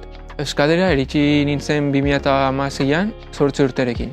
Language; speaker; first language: Basque; early bilingual, other home language; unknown